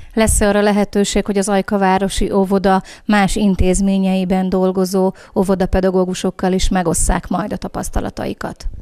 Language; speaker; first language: Hungarian; native; Hungarian